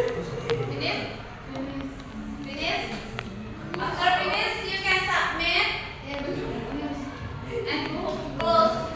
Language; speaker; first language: English; non-native, learner; Indonesian